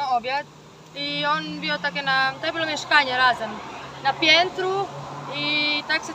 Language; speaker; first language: Polish; non-native, learner; Croatian